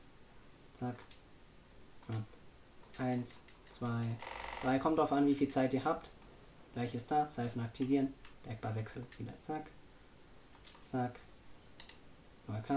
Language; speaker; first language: German; native; German